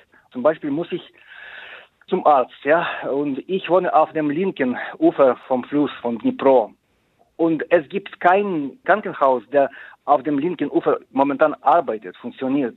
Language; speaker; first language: German; non-native, fluent; Ukrainian